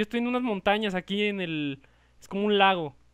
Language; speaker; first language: Spanish; native; Spanish